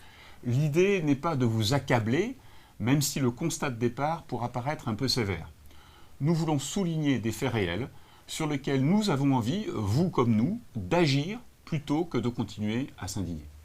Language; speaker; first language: French; native; French